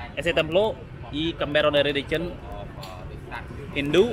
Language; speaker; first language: English; non-native, learner; Khmer